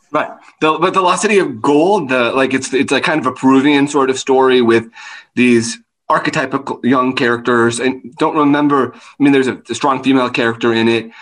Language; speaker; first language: English; native; English